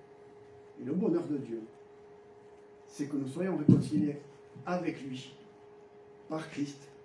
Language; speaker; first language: French; native; French